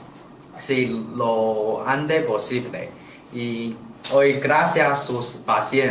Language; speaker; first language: Spanish; non-native, learner; Chinese